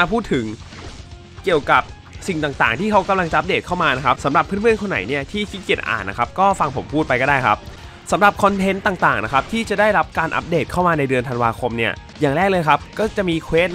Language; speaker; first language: Thai; native; Thai